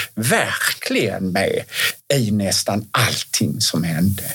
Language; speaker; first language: Swedish; native; Swedish